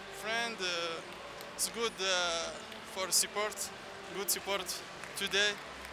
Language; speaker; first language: English; non-native, learner; Arabic